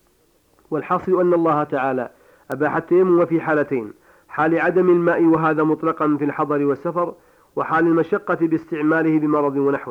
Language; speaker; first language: Arabic; native; Arabic